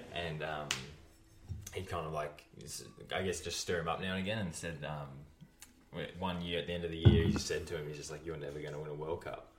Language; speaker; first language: English; native; English